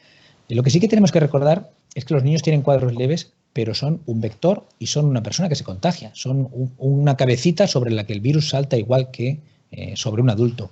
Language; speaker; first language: Spanish; native; Spanish